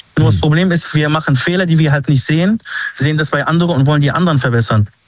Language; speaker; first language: German; early bilingual, other home language; Arabic